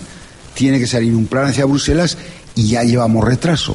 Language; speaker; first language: Spanish; native; Spanish